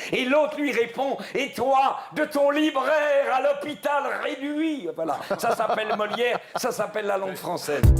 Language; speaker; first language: French; native; French